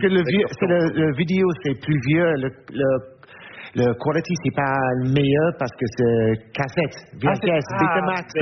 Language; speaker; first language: French; non-native, learner; English